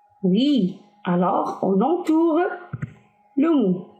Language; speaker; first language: French; non-native, local second language; Arabic